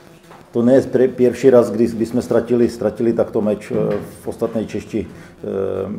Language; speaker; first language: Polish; non-native, learner; Czech